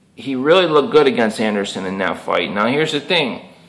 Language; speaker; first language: English; native; English